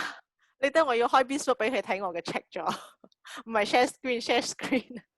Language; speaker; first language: Chinese; native; Chinese